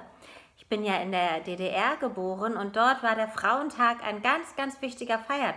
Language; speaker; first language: German; native; German